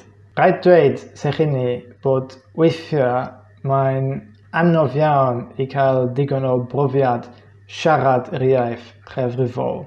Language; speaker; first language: Welsh; non-native, fluent; English